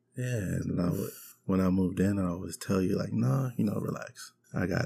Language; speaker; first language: English; native; English